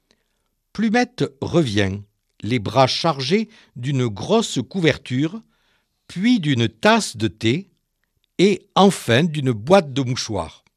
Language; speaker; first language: French; native; French